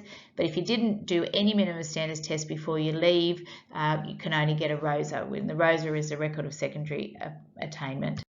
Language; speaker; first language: English; native; English